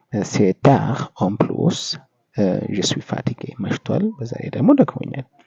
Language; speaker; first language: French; non-native, fluent; Amharic